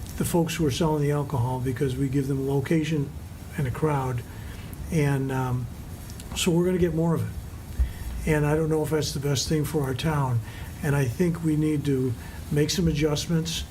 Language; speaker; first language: English; native; English